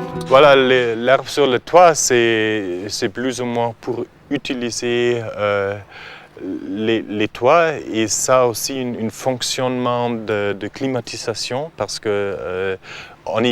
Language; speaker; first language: French; non-native, learner; German